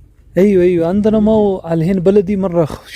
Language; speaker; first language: Arabic; non-native, learner; Urdu